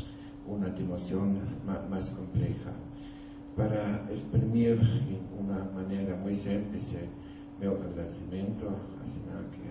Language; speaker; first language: Portuguese; non-native, learner; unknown